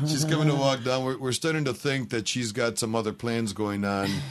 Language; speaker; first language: English; native; English